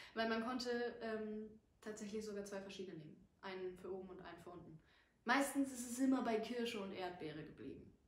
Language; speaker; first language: German; native; German